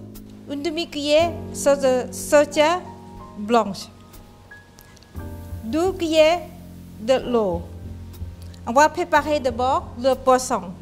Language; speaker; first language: French; non-native, fluent; Thai